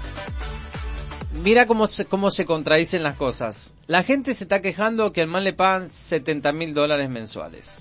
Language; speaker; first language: Spanish; native; Spanish